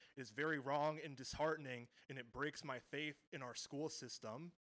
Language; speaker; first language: English; native; English